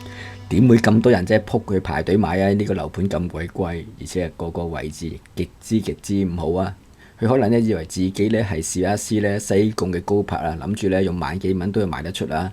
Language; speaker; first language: Cantonese; native; Cantonese